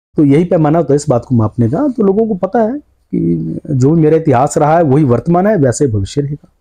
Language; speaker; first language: Hindi; native; Hindi